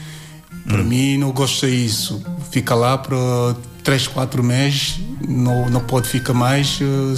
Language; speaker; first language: Portuguese; non-native, learner; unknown